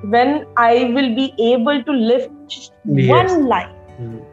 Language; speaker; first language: English; non-native, local second language; Marathi